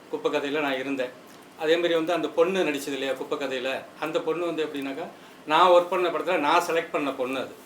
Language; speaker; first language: Tamil; native; Tamil